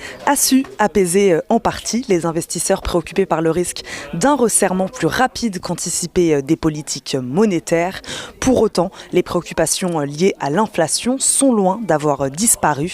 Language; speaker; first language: French; native; French